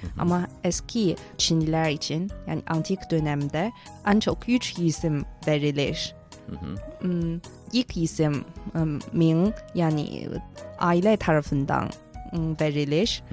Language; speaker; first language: Turkish; non-native, fluent; Chinese